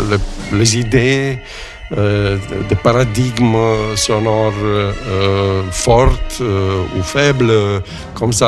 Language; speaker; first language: French; non-native, fluent; Romanian